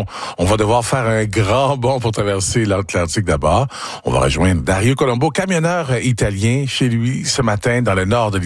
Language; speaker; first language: French; native; French